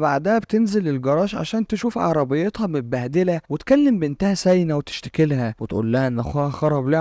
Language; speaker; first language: Arabic; native; Arabic